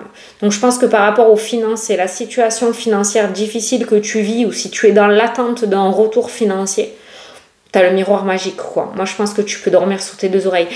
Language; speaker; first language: French; native; French